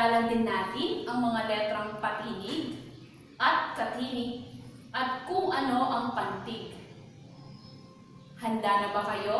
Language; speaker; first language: Filipino; native; Filipino